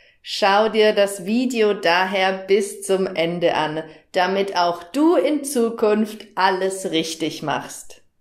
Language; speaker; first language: German; native; German